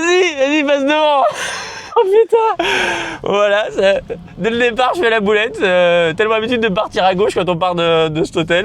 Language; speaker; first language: French; native; French